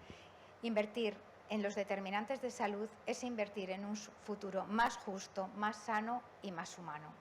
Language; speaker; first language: Spanish; native; Spanish